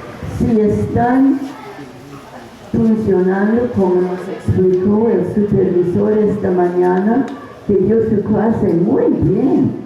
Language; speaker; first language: Spanish; non-native, fluent; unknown